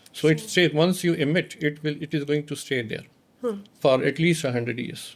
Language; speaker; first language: English; non-native, local second language; Urdu